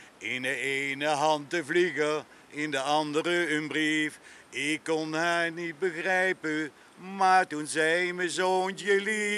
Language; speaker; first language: Dutch; native; Dutch